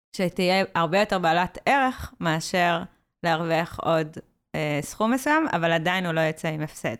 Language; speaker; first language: Hebrew; native; Hebrew